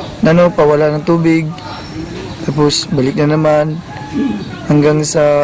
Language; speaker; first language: Filipino; non-native, local second language; Cebuano